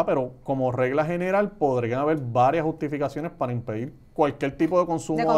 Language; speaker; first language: Spanish; native; Spanish